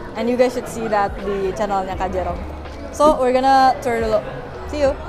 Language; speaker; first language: English; early bilingual, other home language; Indonesian